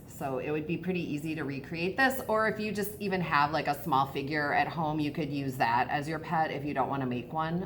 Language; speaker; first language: English; native; English